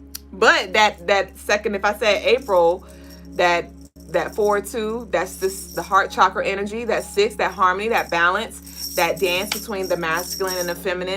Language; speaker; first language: English; native; English